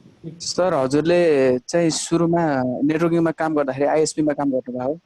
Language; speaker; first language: Nepali; native; Nepali